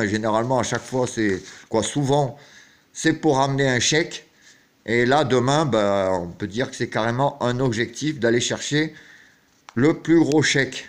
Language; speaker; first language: French; native; French